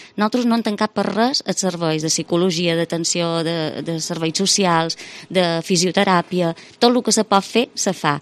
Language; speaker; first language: Catalan; native; Catalan